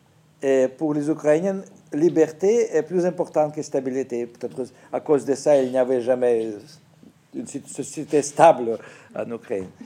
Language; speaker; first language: French; non-native, fluent; Russian